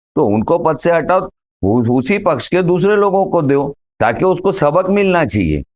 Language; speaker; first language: Hindi; non-native, local second language; Marathi